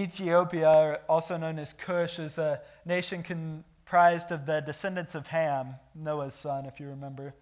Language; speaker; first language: English; native; English